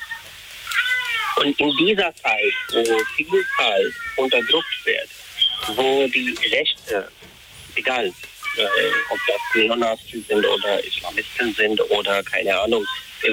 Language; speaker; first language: German; non-native, fluent; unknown